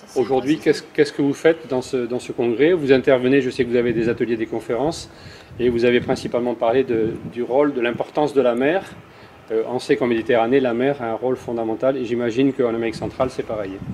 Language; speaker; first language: French; native; French